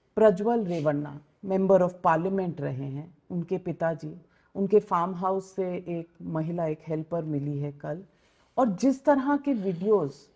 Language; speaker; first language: Hindi; native; Hindi